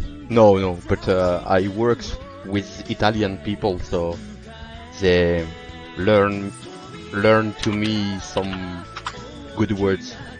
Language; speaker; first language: English; non-native, learner; French